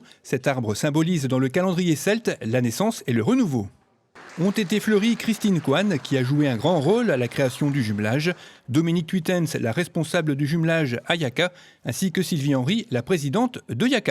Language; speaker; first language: French; native; French